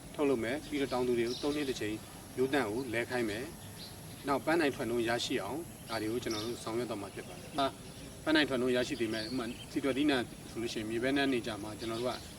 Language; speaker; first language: Burmese; native; Burmese